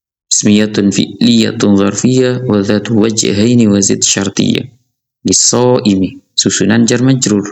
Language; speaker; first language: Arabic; non-native, fluent; Indonesian